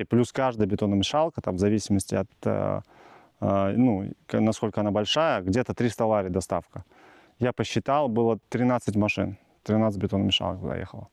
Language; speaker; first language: Russian; native; Russian